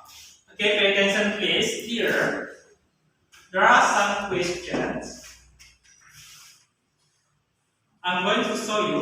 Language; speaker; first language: English; non-native, learner; Indonesian